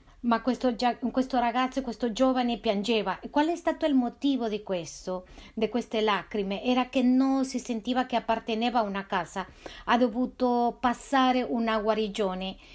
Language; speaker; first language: Italian; non-native, fluent; Spanish